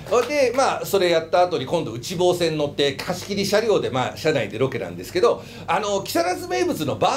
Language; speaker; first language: Japanese; native; Japanese